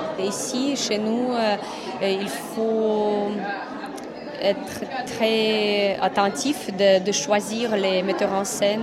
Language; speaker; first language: French; non-native, fluent; Russian